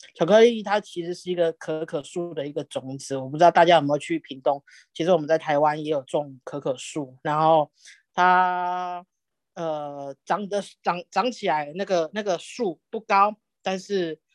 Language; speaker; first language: Chinese; native; Chinese